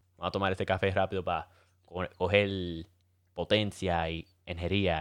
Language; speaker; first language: Spanish; early bilingual, heritage; Spanish